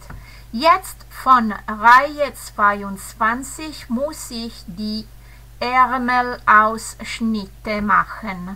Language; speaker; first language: German; non-native, fluent; Italian